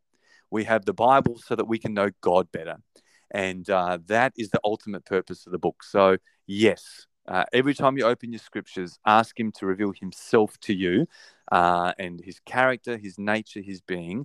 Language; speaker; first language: English; native; English